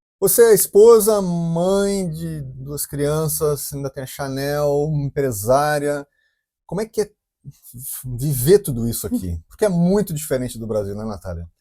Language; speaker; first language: Portuguese; native; Portuguese